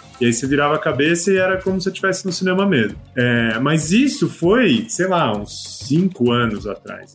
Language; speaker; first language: Portuguese; native; Portuguese